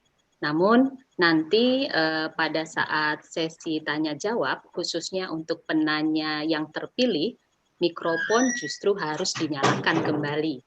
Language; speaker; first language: Indonesian; native; Indonesian